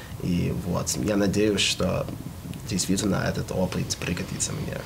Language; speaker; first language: Russian; non-native, fluent; English